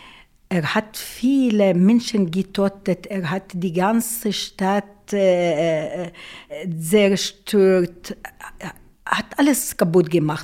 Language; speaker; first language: German; non-native, local second language; Arabic